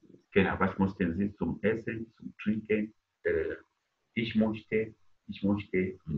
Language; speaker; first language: German; non-native, fluent; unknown